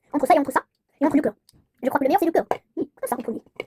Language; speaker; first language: French; non-native, local second language; Arabic